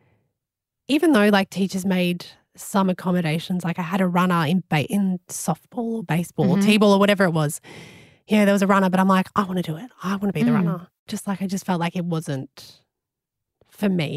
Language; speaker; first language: English; native; English